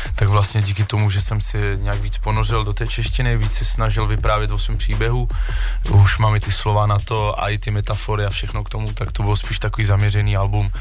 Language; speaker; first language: Czech; early bilingual, other home language; French